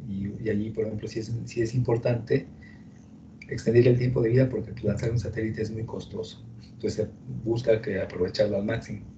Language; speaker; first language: Spanish; native; Spanish